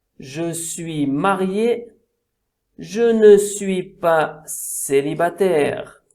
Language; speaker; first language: French; native; French